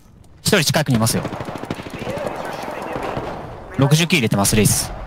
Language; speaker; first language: Japanese; native; Japanese